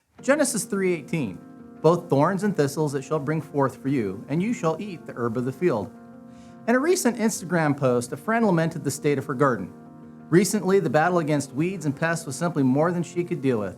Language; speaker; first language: English; native; English